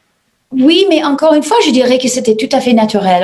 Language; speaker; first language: French; non-native, fluent; English